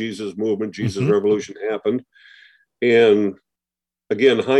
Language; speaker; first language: English; native; English